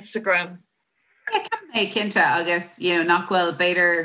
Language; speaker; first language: Irish; non-native, local second language; English